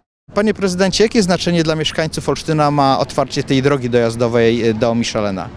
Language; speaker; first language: Polish; native; Polish